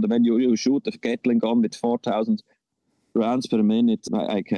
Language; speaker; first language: English; non-native, learner; Swiss German